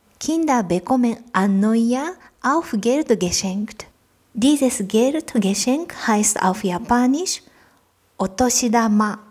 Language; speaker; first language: German; non-native, fluent; Japanese